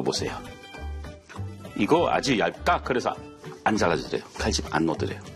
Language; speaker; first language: Korean; non-native, learner; English